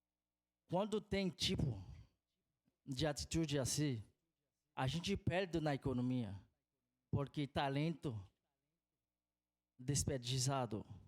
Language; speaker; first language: Portuguese; non-native, fluent; Haitian Creole